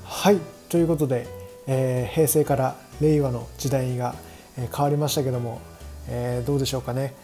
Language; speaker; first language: Japanese; native; Japanese